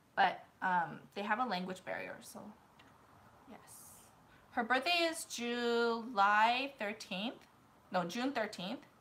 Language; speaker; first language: English; early bilingual, other home language; Korean